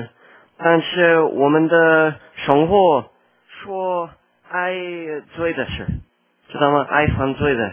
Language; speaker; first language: Chinese; non-native, learner; English